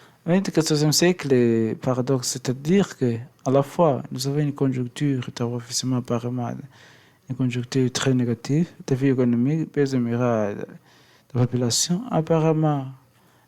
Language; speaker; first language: French; non-native, learner; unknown